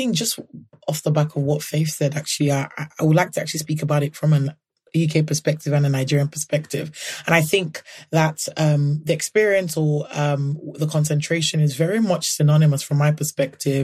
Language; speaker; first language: English; non-native, local second language; Yoruba